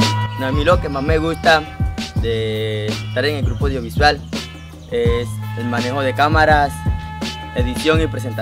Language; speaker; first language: Spanish; native; Spanish